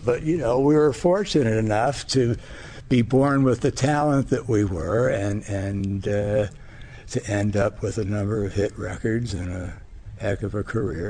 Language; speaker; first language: English; native; English